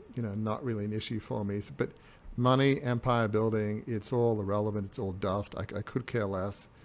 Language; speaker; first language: English; native; English